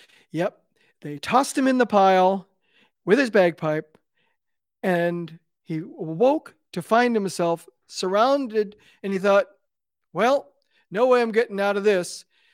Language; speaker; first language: English; native; English